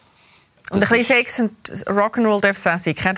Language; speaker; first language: German; native; German